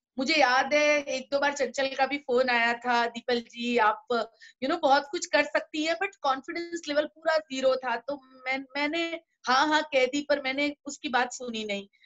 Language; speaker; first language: Hindi; non-native, local second language; Gujarati